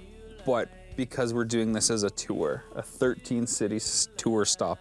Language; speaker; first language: English; native; English